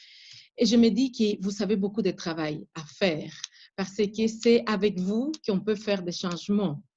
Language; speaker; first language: French; non-native, fluent; Spanish